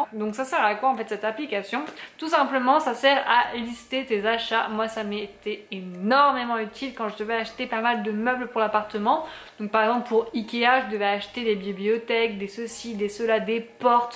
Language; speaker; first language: French; native; French